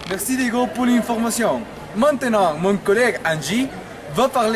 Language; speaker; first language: French; non-native, learner; Spanish